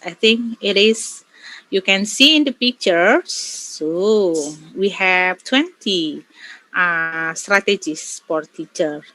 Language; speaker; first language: English; non-native, learner; Indonesian